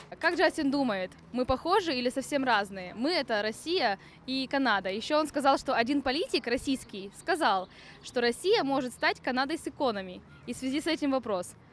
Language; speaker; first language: Russian; native; Russian